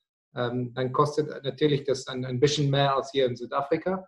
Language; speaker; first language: German; non-native, fluent; Afrikaans